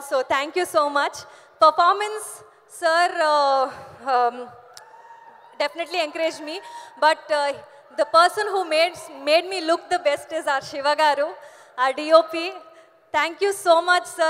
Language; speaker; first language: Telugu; non-native, learner; Kannada